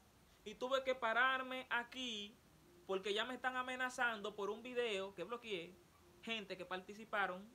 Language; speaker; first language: Spanish; native; Spanish